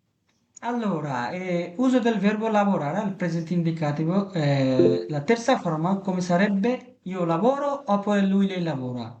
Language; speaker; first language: Italian; non-native, fluent; Bangla